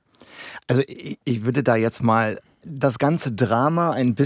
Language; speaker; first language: German; native; German